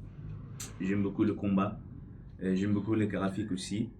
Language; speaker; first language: French; non-native, learner; English